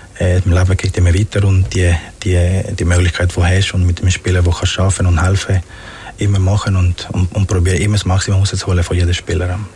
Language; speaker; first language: German; early bilingual, other home language; Spanish